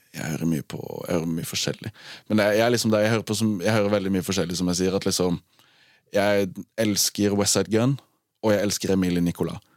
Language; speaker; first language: Norwegian; native; Norwegian